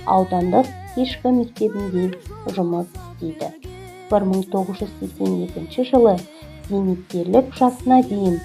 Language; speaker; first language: Kazakh; non-native, local second language; Uyghur